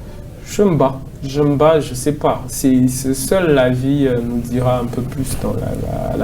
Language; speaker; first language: French; non-native, local second language; Swahili